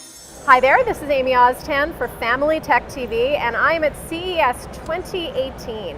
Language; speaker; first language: English; native; English